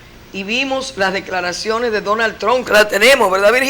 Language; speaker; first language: Spanish; native; Spanish